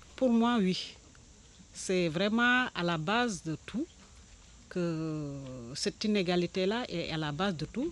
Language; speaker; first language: French; non-native, local second language; Wolof